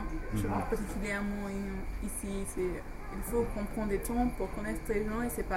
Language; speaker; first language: French; non-native, fluent; English